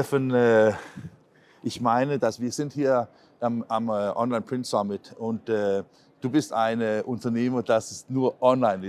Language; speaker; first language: German; non-native, learner; Danish